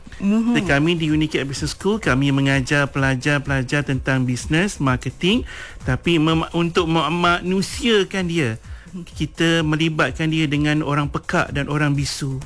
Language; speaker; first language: Malay; native; Malay